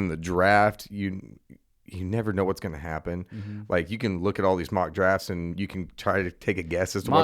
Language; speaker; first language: English; native; English